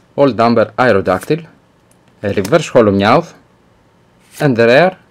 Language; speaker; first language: English; non-native, learner; Greek